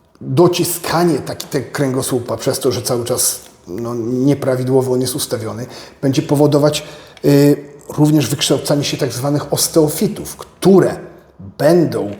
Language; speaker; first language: Polish; native; Polish